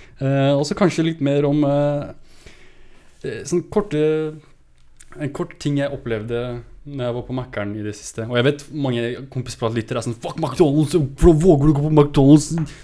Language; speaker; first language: Norwegian; early bilingual, other home language; Kurdish